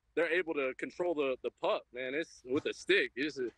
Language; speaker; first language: English; native; English